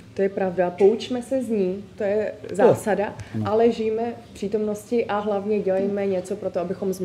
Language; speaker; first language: Czech; native; Czech